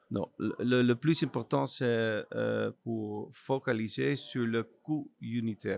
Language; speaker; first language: French; non-native, learner; Dutch